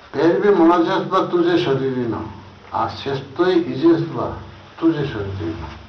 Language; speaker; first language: Russian; non-native, learner; Bangla